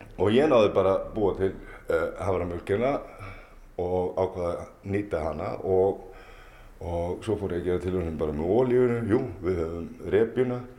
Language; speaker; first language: Icelandic; native; Icelandic